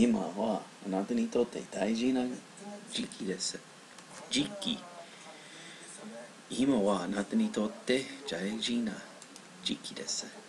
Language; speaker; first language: Japanese; non-native, learner; English